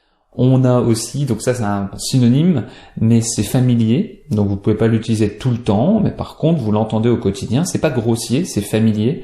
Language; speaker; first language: French; native; French